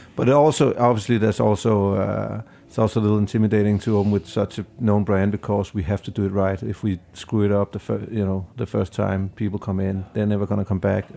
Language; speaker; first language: English; non-native, fluent; Danish